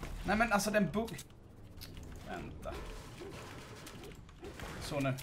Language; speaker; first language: Swedish; native; Swedish